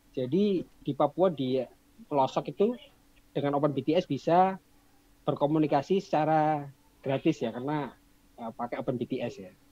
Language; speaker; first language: Indonesian; native; Indonesian